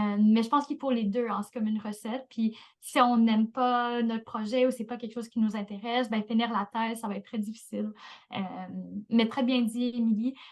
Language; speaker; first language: French; native; French